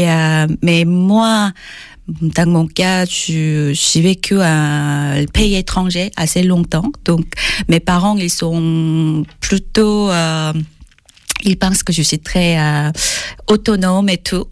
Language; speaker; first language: French; non-native, fluent; Korean